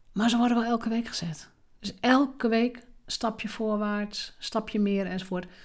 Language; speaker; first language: Dutch; native; Dutch